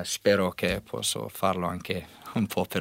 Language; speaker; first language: Italian; non-native, learner; English